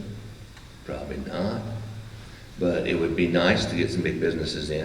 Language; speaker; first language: English; native; English